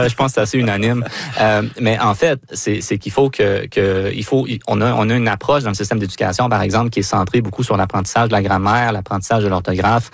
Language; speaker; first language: French; native; French